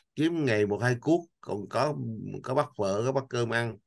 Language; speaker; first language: Vietnamese; native; Vietnamese